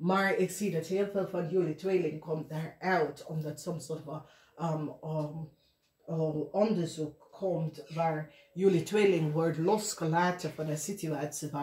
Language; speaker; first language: Dutch; non-native, learner; English